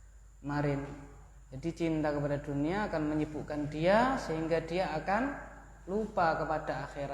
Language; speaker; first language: Indonesian; native; Indonesian